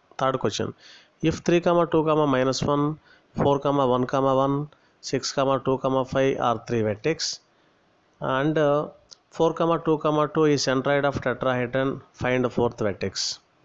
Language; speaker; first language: English; non-native, local second language; Telugu